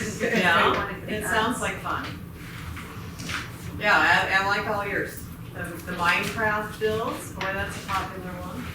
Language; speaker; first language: English; native; English